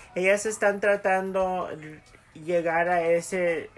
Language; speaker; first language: Spanish; early bilingual, heritage; Spanish